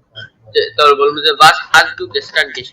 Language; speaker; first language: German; non-native, learner; Bangla